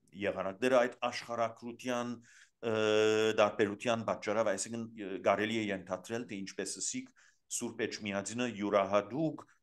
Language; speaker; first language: Armenian; early bilingual, heritage; Armenian